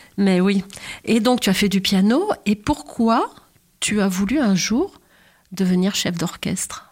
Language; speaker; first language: French; native; French